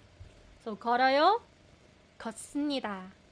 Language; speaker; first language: Korean; non-native, fluent; Filipino